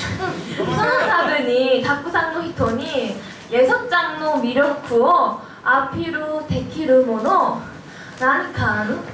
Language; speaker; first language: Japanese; non-native, learner; Korean